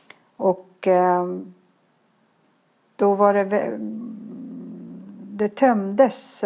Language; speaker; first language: Swedish; early bilingual, other home language; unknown